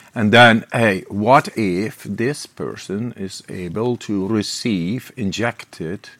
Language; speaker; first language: English; non-native, fluent; Dutch